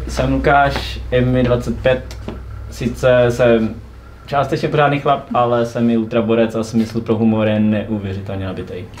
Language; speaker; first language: Czech; native; Czech